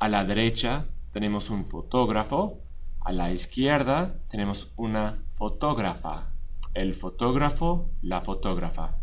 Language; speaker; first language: Spanish; non-native, fluent; English